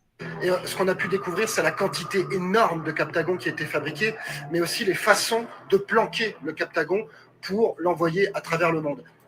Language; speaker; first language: French; native; French